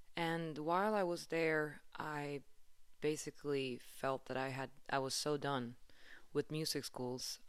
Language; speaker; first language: English; non-native, fluent; Swedish